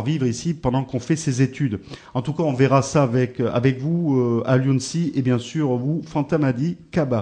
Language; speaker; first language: French; native; French